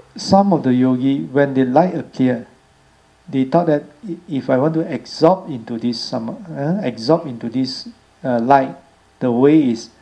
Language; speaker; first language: English; non-native, local second language; Chinese